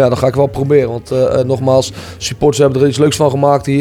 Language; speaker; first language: Dutch; native; Dutch